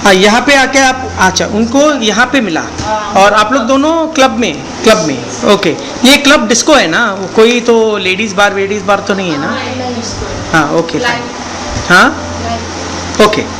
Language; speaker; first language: Hindi; non-native, local second language; Konkani